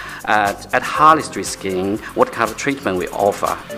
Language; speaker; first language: English; non-native, fluent; Chinese